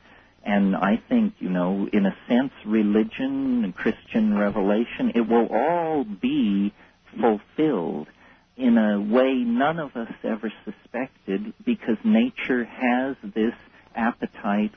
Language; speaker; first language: English; native; English